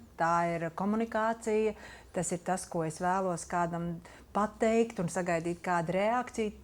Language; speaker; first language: Latvian; non-native, local second language; Russian